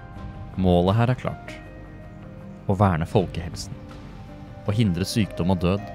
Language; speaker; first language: Norwegian; native; Norwegian